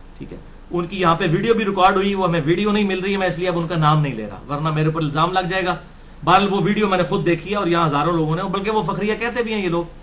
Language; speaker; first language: Urdu; non-native, local second language; Punjabi